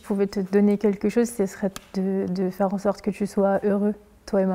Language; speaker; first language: French; early bilingual, other home language; Arabic